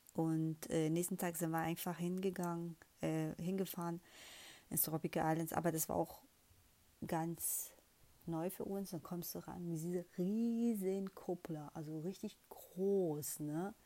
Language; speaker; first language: German; non-native, fluent; Portuguese